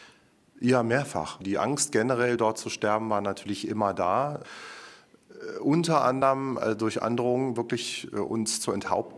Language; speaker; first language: German; native; German